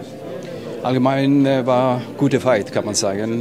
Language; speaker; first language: German; non-native, fluent; Polish